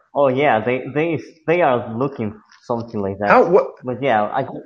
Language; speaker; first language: English; non-native, fluent; Spanish